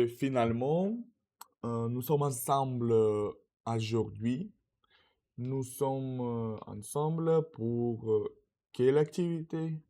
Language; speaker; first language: French; non-native, learner; Russian